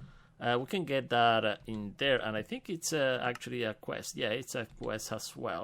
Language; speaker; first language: English; non-native, fluent; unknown